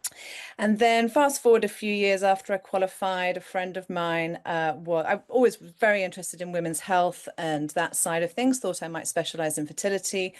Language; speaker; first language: English; native; English